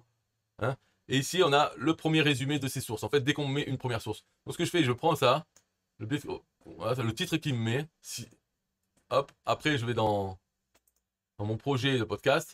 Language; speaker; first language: French; native; French